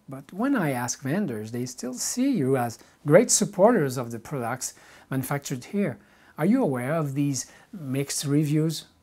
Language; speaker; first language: English; non-native, fluent; French